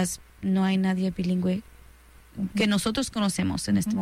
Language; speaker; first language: Spanish; early bilingual, heritage; Spanish